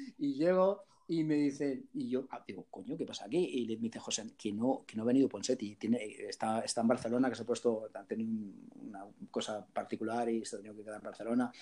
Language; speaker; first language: Spanish; early bilingual, heritage; Spanish